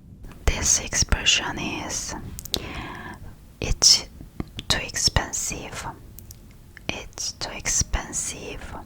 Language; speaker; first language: English; non-native, learner; Korean